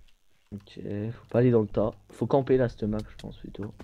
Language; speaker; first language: French; native; French